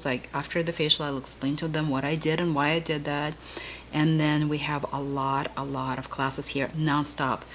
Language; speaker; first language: English; non-native, fluent; Russian